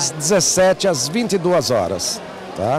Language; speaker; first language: Portuguese; native; Portuguese